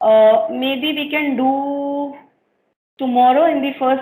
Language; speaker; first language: English; non-native, local second language; Hindi